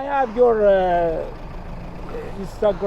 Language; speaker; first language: English; non-native, learner; Persian